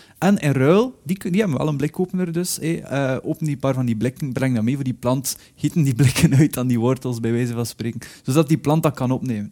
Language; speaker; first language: Dutch; native; Dutch